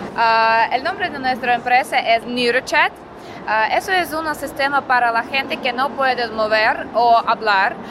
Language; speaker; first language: Spanish; non-native, learner; Russian